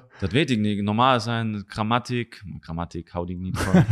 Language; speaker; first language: Dutch; non-native, learner; German